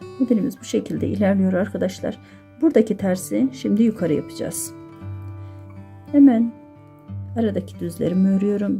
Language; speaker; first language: Turkish; native; Turkish